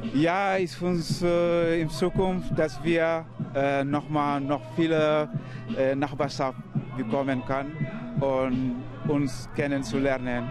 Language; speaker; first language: German; non-native, learner; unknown